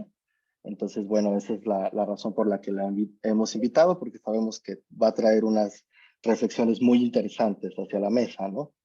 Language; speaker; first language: Spanish; native; Spanish